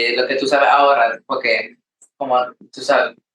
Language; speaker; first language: Spanish; early bilingual, heritage; Spanish